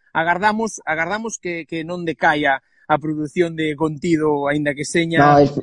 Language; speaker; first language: Galician; non-native, local second language; Spanish